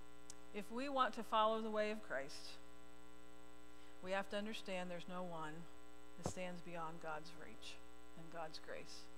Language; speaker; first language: English; native; English